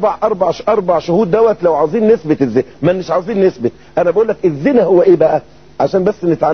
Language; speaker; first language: Arabic; native; Arabic